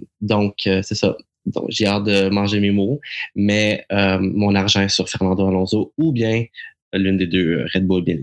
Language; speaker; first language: French; native; French